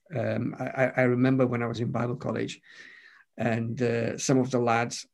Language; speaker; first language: English; non-native, fluent; Romanian